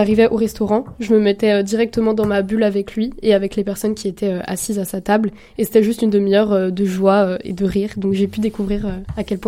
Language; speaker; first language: French; native; French